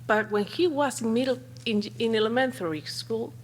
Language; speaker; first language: English; non-native, fluent; Spanish